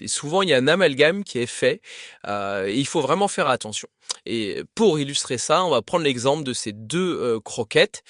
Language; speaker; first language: French; native; French